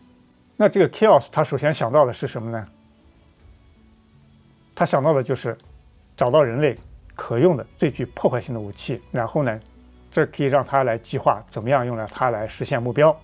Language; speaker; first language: Chinese; native; Chinese